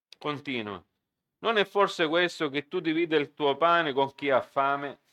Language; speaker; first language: Italian; early bilingual, heritage; Italian